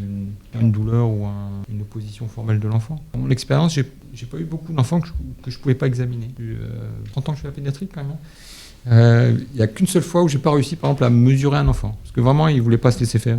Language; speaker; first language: French; native; French